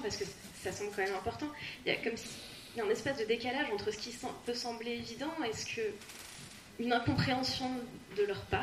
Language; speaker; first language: French; native; French